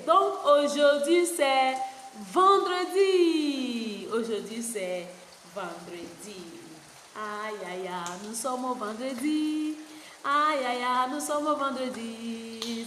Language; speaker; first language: French; non-native, fluent; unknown